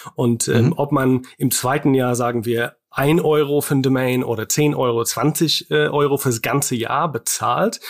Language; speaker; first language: German; non-native, fluent; English